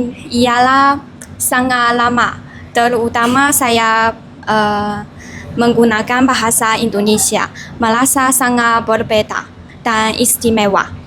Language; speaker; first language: Indonesian; non-native, learner; Chinese